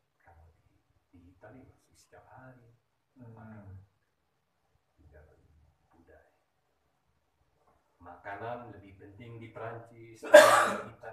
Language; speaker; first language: Indonesian; early bilingual, heritage; Dutch